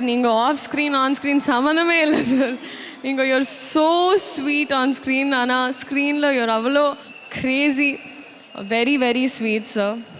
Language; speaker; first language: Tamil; non-native, learner; Telugu